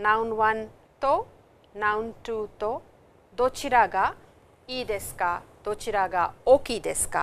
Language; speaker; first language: Japanese; non-native, fluent; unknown